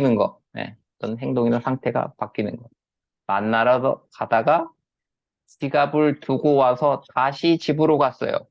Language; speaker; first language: Korean; native; Korean